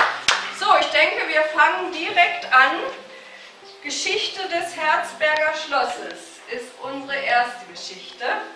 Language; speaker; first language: German; native; German